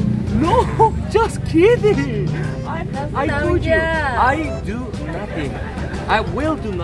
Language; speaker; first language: English; non-native, learner; Korean